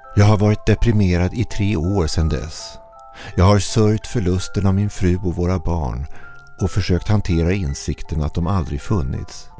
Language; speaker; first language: Swedish; native; Swedish